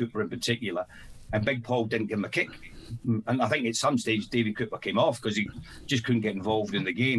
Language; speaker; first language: English; native; English